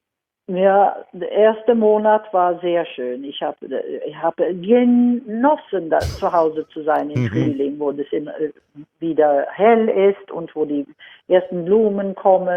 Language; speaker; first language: German; non-native, fluent; Swedish